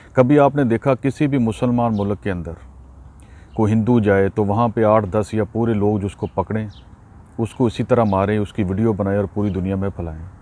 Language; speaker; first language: Urdu; non-native, local second language; Punjabi